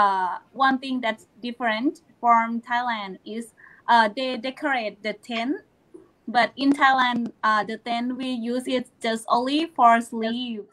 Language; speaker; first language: English; non-native, learner; Thai